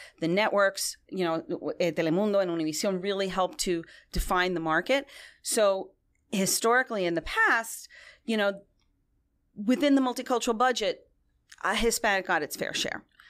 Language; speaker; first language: English; non-native, local second language; Spanish